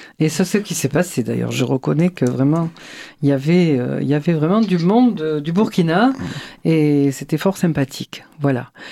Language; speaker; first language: French; native; French